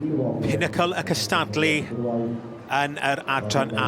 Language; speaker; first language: Welsh; native; Welsh